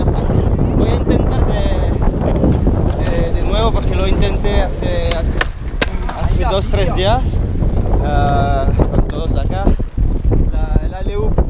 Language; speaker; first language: Spanish; non-native, fluent; French